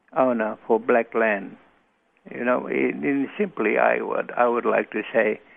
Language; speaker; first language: English; non-native, local second language; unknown